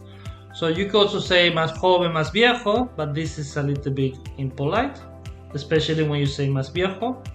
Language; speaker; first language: Spanish; non-native, fluent; English